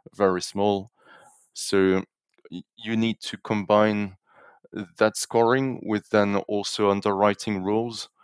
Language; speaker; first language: English; non-native, fluent; French